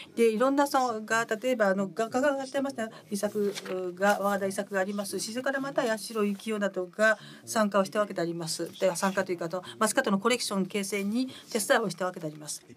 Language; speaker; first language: Japanese; non-native, fluent; French